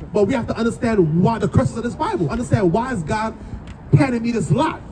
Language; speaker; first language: English; native; English